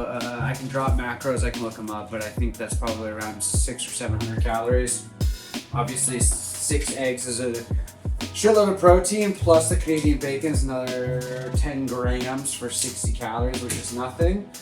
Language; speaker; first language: English; native; English